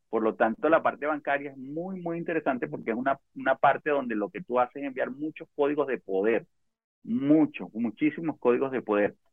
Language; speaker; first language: Spanish; native; Spanish